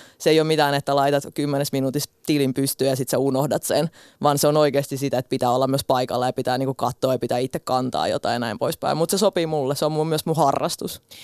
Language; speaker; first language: Finnish; early bilingual, other home language; Russian